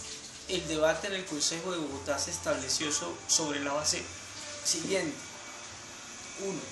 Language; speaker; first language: Spanish; native; Spanish